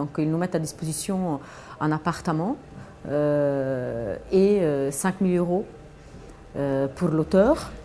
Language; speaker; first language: French; non-native, fluent; Italian